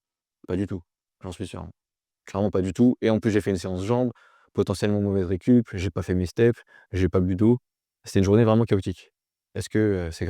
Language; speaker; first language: French; native; French